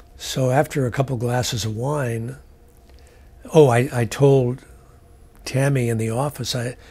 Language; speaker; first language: English; native; English